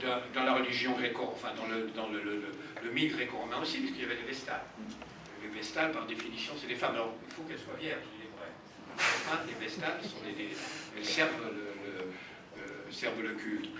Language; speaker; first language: French; native; French